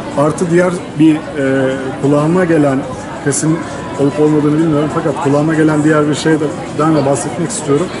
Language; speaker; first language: Turkish; native; Turkish